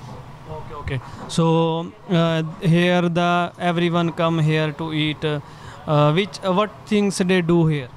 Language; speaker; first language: English; non-native, learner; Bangla